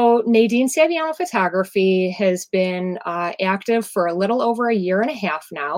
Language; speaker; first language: English; native; English